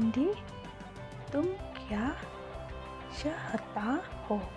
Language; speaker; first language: Hindi; non-native, local second language; Khasi